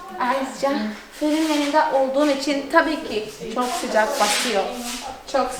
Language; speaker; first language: Turkish; non-native, fluent; Portuguese